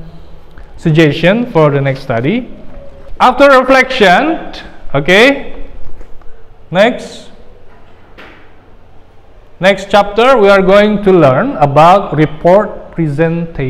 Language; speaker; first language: English; non-native, fluent; Indonesian